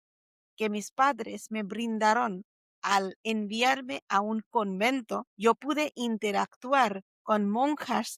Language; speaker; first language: Spanish; non-native, fluent; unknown